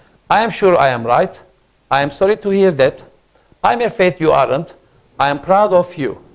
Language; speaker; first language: English; non-native, fluent; Turkish